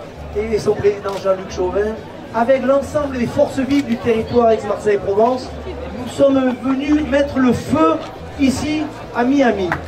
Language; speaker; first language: French; native; French